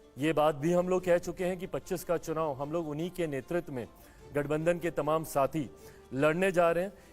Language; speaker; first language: Hindi; native; Hindi